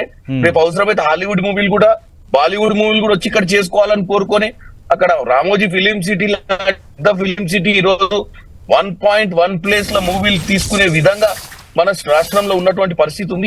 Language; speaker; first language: Telugu; native; Telugu